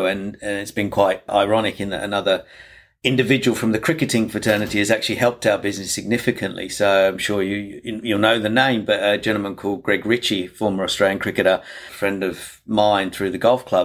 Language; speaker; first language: English; native; English